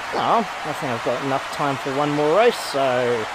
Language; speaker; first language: English; native; English